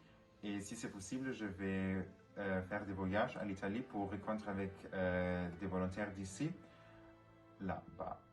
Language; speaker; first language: French; non-native, learner; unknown